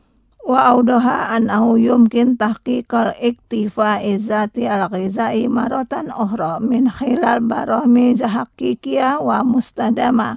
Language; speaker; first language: Arabic; non-native, learner; Indonesian